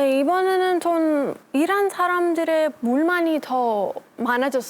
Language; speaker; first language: Korean; non-native, fluent; Persian